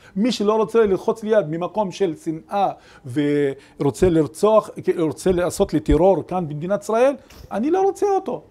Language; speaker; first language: Hebrew; non-native, local second language; Arabic